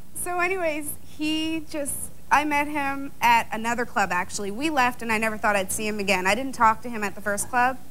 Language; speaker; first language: English; native; English